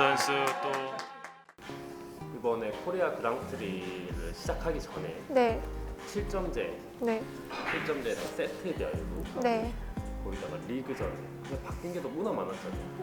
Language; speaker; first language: Korean; native; Korean